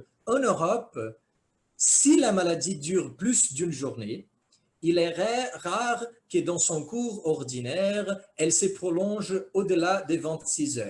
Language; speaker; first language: French; non-native, fluent; Portuguese